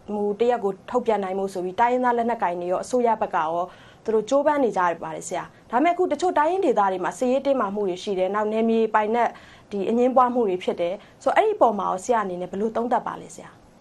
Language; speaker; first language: Burmese; native; Burmese